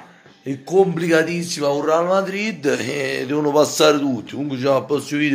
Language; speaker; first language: Italian; native; Italian